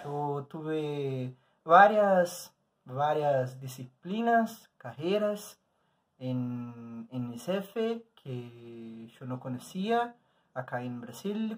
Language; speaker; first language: Spanish; non-native, learner; Portuguese